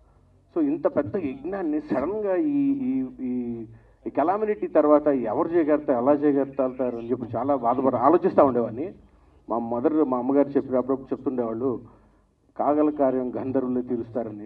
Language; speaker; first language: Telugu; native; Telugu